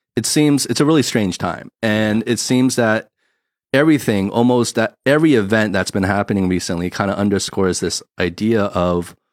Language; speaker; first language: English; native; English